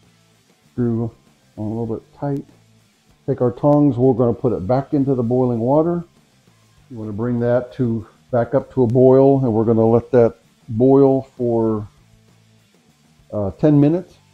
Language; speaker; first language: English; native; English